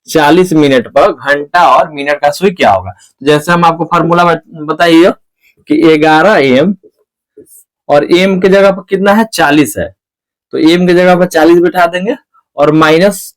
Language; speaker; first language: Hindi; native; Hindi